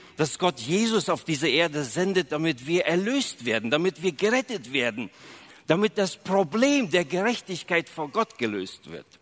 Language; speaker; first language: German; early bilingual, other home language; Russian